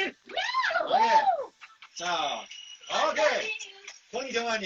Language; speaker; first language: Korean; native; Korean